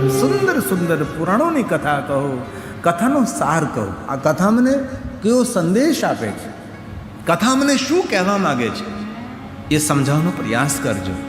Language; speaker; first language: Gujarati; native; Gujarati